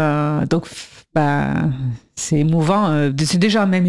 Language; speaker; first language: French; native; French